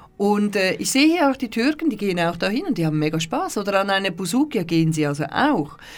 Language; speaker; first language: German; early bilingual, other home language; Turkish